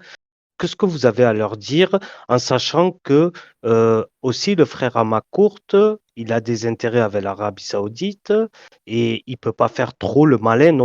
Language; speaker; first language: French; native; French